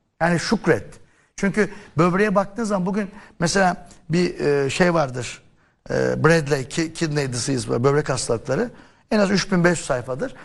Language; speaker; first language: Turkish; native; Turkish